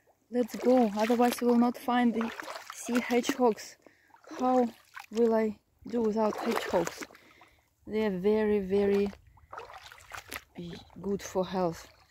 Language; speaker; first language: English; non-native, fluent; Russian